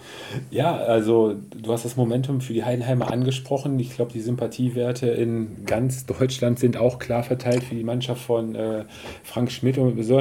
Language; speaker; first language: German; native; German